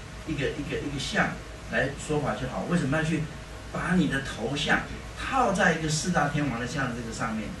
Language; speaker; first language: Chinese; native; Chinese